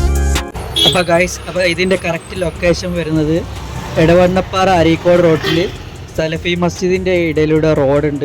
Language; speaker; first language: Malayalam; native; Malayalam